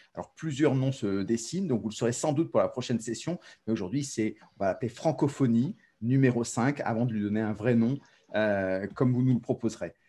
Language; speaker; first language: French; native; French